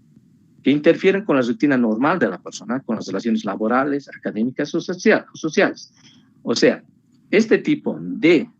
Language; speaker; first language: Spanish; native; Spanish